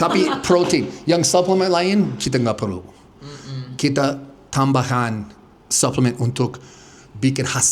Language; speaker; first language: Indonesian; non-native, fluent; English